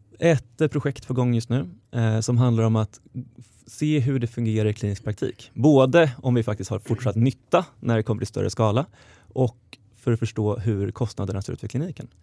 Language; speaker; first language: Swedish; native; Swedish